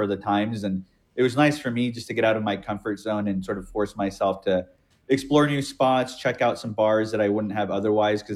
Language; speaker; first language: English; native; English